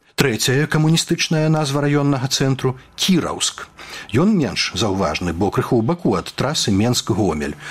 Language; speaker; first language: Belarusian; native; Belarusian